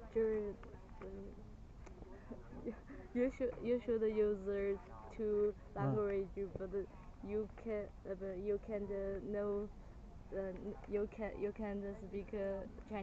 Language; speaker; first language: English; non-native, learner; Chinese